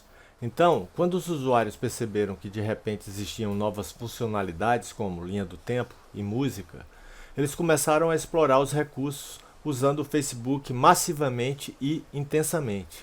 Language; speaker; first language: Portuguese; native; Portuguese